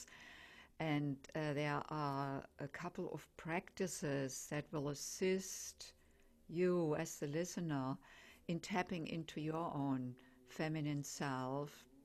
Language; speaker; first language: English; non-native, fluent; German